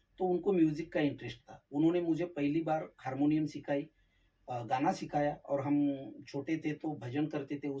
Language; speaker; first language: Hindi; non-native, local second language; Marathi